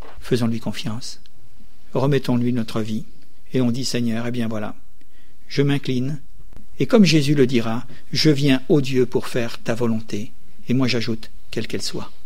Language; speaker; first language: French; native; French